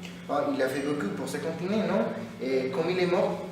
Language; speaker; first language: French; non-native, learner; Spanish